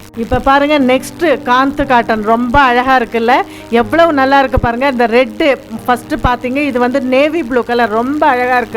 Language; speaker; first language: Tamil; native; Tamil